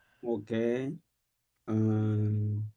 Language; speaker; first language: English; non-native, learner; Portuguese